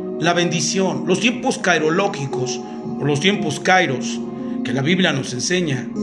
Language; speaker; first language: Spanish; native; Spanish